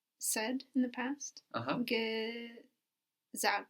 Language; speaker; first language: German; non-native, learner; English